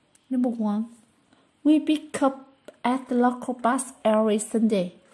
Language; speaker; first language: English; non-native, fluent; Vietnamese